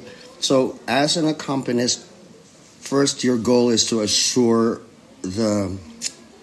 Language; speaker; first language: English; non-native, local second language; Filipino